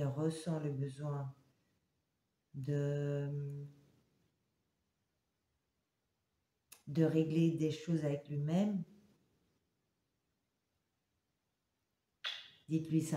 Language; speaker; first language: French; native; French